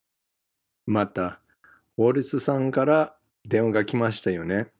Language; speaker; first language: Japanese; non-native, fluent; English